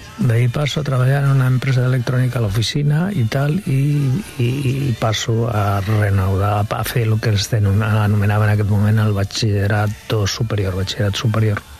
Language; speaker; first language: Catalan; non-native, local second language; Spanish